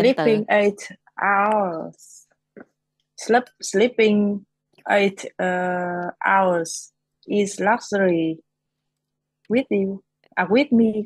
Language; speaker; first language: English; non-native, learner; Vietnamese